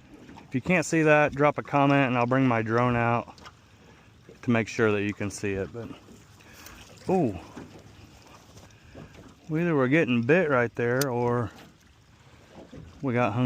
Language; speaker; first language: English; native; English